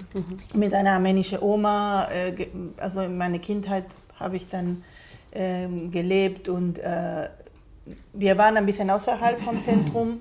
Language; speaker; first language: German; non-native, fluent; Spanish